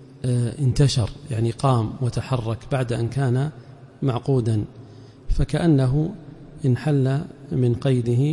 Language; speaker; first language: Arabic; native; Arabic